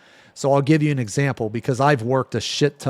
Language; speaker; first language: English; native; English